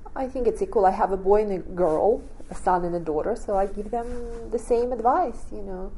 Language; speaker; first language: English; non-native, fluent; Russian